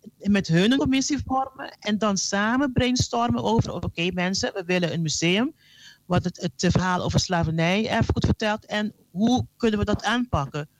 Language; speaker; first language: Dutch; non-native, local second language; Papiamento